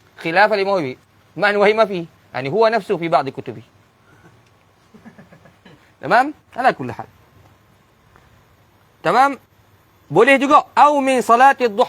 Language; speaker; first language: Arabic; non-native, fluent; Malay